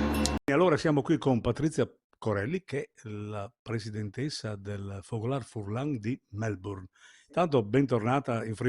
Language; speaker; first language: Italian; native; Italian